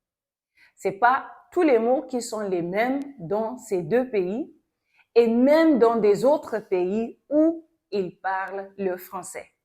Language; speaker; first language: French; non-native, local second language; Yoruba